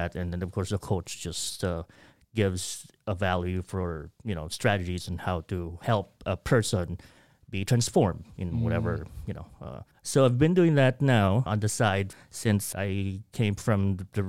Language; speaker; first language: English; non-native, local second language; Hiligaynon